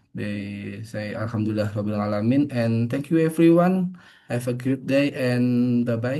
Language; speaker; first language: English; non-native, fluent; Indonesian